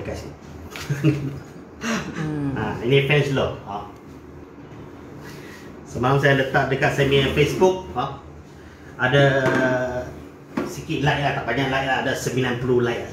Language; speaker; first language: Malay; non-native, local second language; Chinese